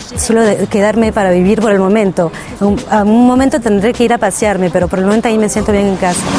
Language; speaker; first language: Spanish; early bilingual, heritage; French